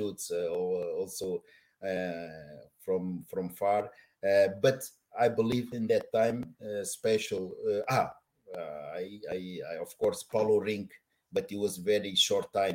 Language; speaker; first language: English; non-native, learner; Portuguese